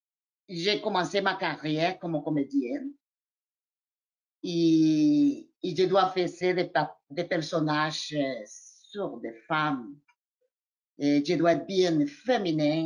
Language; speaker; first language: French; non-native, fluent; Spanish